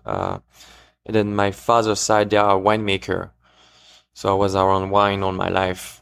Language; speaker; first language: English; non-native, fluent; French